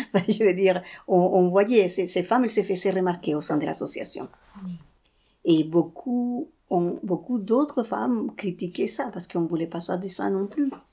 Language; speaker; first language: French; non-native, fluent; Spanish